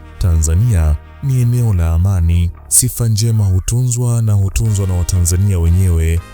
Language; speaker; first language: Swahili; native; Swahili